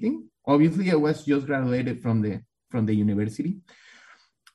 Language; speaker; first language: English; non-native, fluent; Spanish